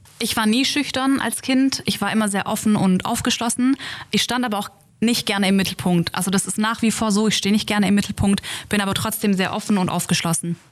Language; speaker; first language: German; native; German